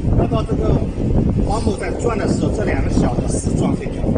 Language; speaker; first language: Chinese; native; Chinese